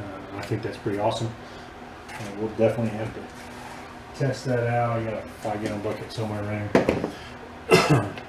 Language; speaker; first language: English; native; English